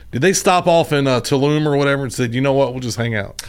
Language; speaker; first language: English; native; English